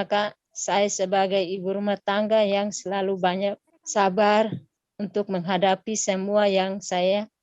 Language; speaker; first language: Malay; non-native, local second language; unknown